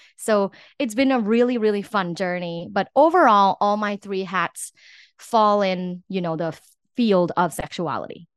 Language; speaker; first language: English; non-native, fluent; Thai